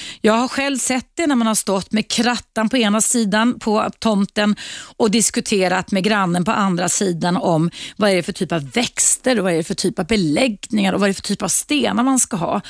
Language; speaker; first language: Swedish; native; Swedish